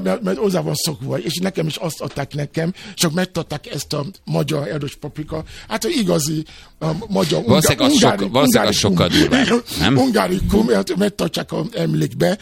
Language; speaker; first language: Hungarian; non-native, learner; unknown